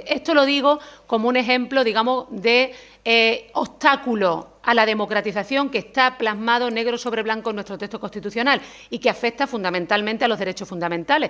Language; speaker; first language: Spanish; native; Spanish